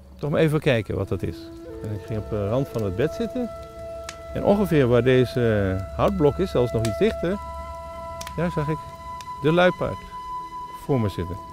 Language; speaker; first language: Dutch; native; Dutch